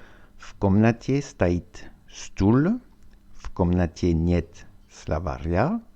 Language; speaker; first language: Russian; non-native, learner; French